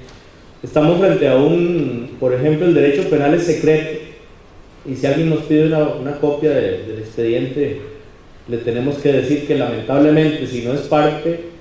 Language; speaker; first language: Spanish; native; Spanish